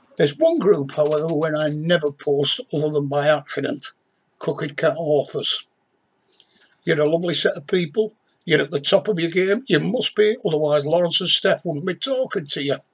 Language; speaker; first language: English; native; English